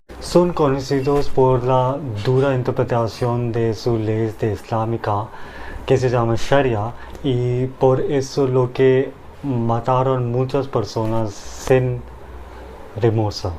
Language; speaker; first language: Spanish; non-native, learner; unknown